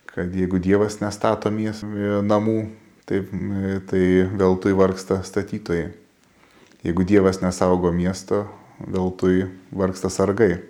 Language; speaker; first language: Lithuanian; native; Lithuanian